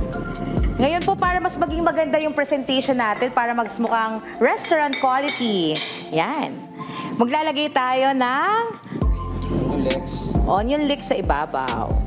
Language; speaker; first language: Filipino; native; Filipino